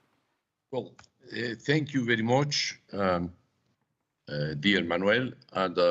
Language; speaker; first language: English; non-native, fluent; Spanish